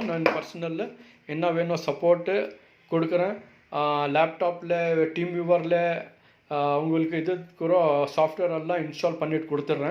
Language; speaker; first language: Tamil; non-native, local second language; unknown